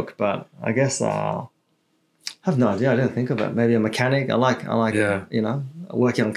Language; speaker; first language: English; early bilingual, other home language; Chinese